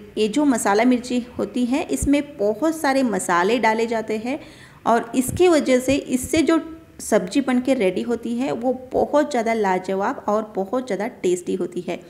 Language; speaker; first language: Hindi; non-native, local second language; Marathi